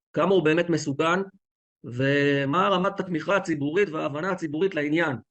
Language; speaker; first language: Hebrew; native; Hebrew